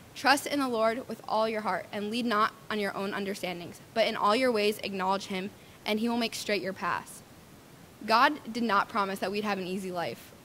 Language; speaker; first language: English; native; English